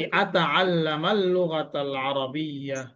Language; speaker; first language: Arabic; non-native, fluent; Bangla